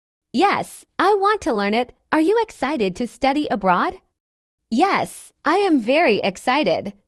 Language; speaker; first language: English; non-native, fluent; Burmese